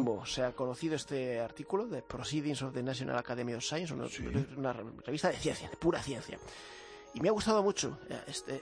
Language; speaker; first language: Spanish; native; Spanish